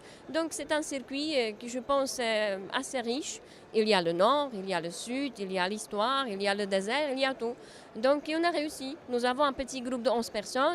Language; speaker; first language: French; non-native, fluent; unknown